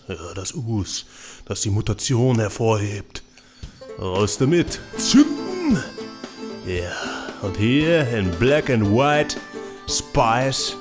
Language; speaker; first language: German; native; German